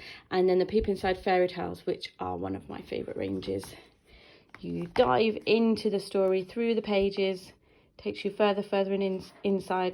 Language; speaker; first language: English; native; English